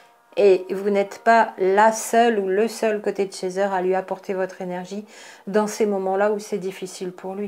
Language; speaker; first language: French; native; French